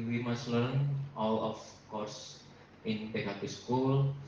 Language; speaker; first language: English; non-native, learner; Indonesian